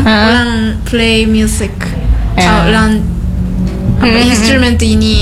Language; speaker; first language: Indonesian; non-native, learner; Japanese